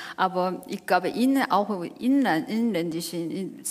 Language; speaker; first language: German; non-native, fluent; Korean